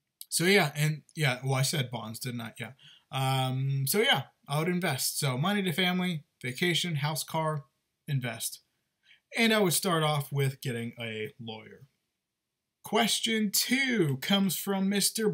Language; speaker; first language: English; native; English